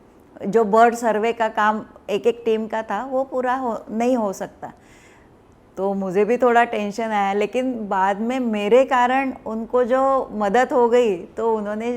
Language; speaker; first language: Hindi; non-native, local second language; Marathi